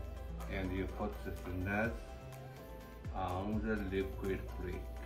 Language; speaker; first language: English; non-native, learner; Chinese